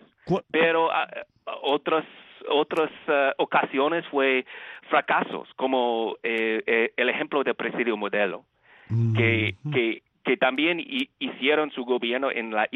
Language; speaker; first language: Spanish; non-native, fluent; English